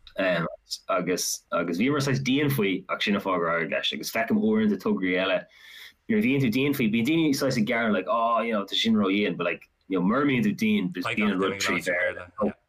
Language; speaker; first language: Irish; non-native, local second language; English